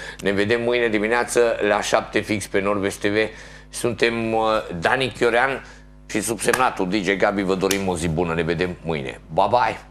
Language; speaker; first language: Romanian; native; Romanian